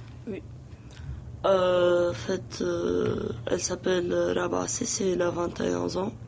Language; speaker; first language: French; non-native, local second language; Arabic